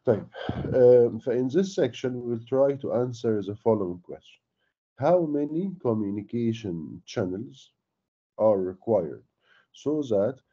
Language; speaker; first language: English; non-native, fluent; Arabic